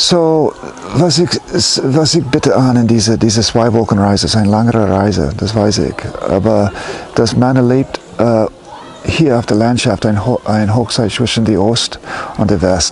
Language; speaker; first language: German; non-native, fluent; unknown